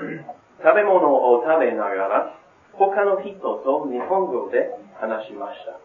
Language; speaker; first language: Japanese; non-native, learner; English